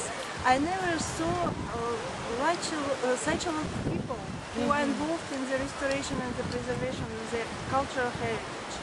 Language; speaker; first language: English; non-native, fluent; Russian